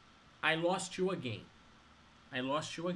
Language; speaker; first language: English; non-native, fluent; Portuguese